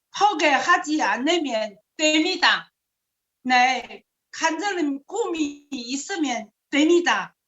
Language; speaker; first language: Korean; non-native, learner; Chinese